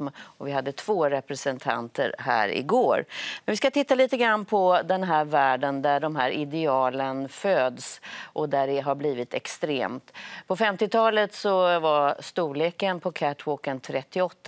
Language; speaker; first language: Swedish; native; Swedish